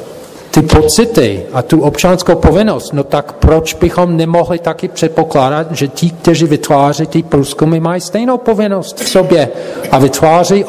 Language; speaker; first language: Czech; non-native, fluent; English